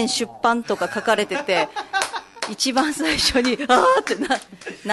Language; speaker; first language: Japanese; native; Japanese